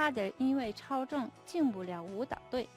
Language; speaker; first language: Chinese; non-native, fluent; Mongolian